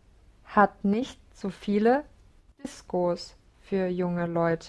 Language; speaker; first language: German; non-native, learner; English